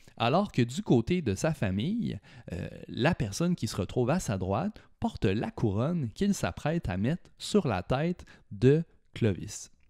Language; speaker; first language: French; native; French